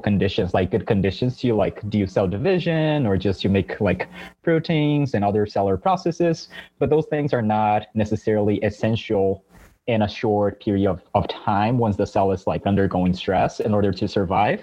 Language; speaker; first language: English; non-native, fluent; Portuguese